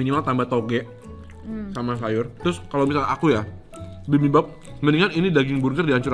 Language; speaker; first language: Indonesian; native; Indonesian